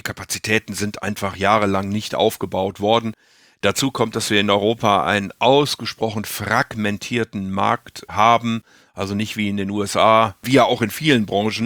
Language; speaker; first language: German; native; German